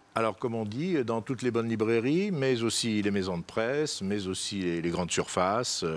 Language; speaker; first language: French; native; French